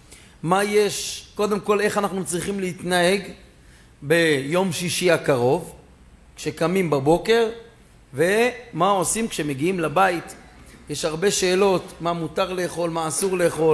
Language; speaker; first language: Hebrew; native; Hebrew